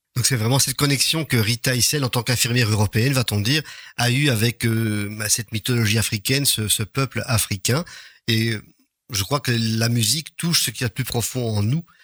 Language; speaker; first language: French; native; French